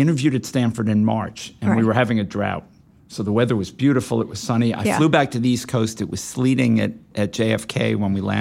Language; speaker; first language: English; native; English